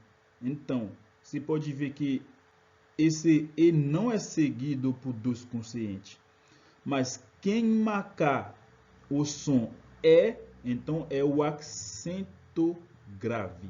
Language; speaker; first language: Portuguese; non-native, fluent; French